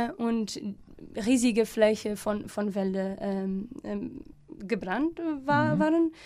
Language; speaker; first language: German; non-native, learner; Portuguese